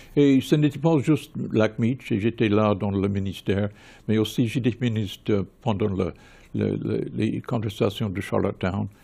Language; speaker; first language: French; non-native, fluent; English